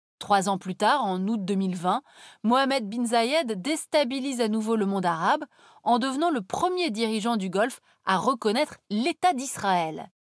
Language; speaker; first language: French; native; French